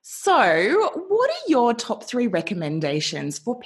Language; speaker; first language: English; native; English